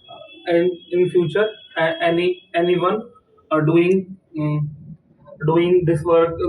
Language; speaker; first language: English; non-native, learner; Hindi